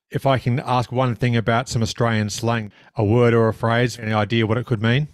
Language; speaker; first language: English; native; English